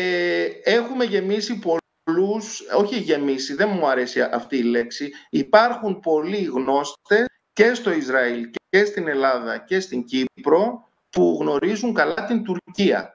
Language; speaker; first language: Greek; native; Greek